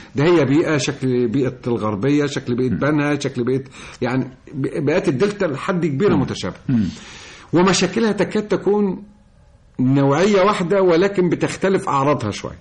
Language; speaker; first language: Egyptian Arabic; native; Egyptian Arabic